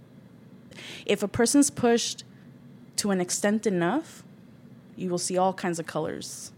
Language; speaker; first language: English; early bilingual, other home language; Spanish